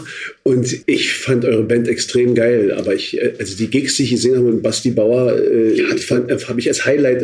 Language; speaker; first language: German; native; German